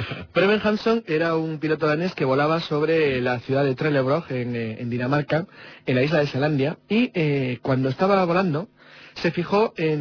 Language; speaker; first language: Spanish; native; Spanish